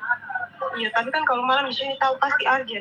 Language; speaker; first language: Indonesian; native; Indonesian